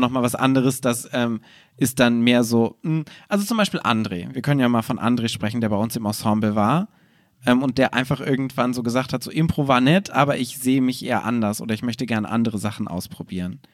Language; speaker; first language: German; native; German